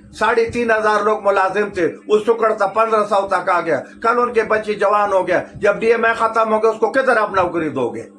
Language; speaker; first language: Urdu; non-native, local second language; Pashto